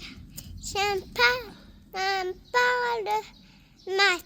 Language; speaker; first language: French; early bilingual, heritage; French